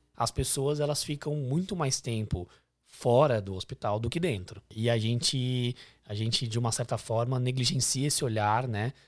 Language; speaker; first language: Portuguese; native; Portuguese